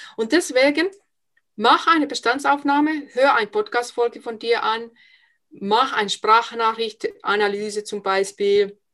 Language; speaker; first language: German; non-native, fluent; Finnish